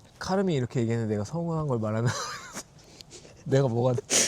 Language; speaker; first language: Korean; native; Korean